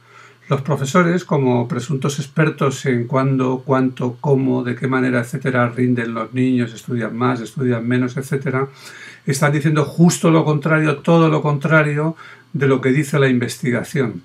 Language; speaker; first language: Spanish; native; Spanish